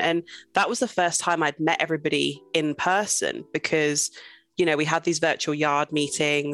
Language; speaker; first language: English; native; English